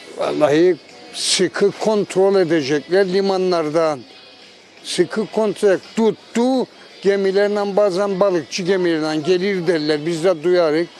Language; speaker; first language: Turkish; native; Turkish